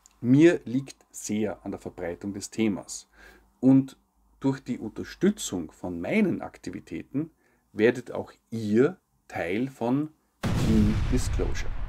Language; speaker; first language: German; native; German